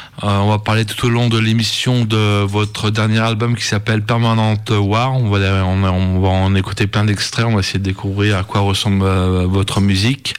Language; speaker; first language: French; native; French